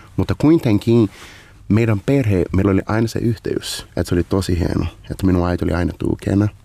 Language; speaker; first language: Finnish; non-native, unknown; Portuguese